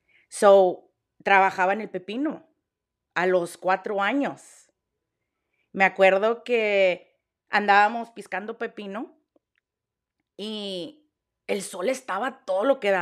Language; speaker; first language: Spanish; early bilingual, heritage; Spanish